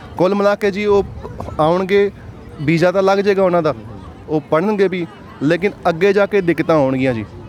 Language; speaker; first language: Punjabi; native; Punjabi